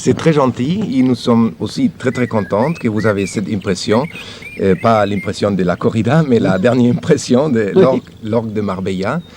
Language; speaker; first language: French; non-native, learner; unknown